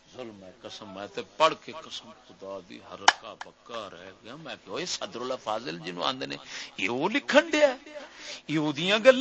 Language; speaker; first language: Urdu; non-native, local second language; Punjabi